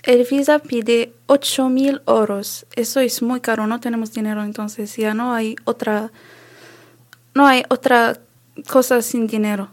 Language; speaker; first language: Spanish; non-native, learner; Arabic